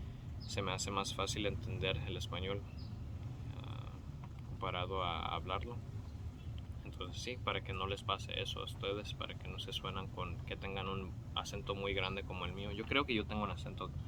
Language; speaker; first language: Spanish; early bilingual, heritage; Spanish